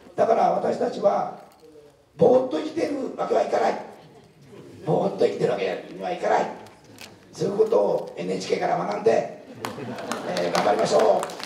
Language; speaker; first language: Japanese; native; Japanese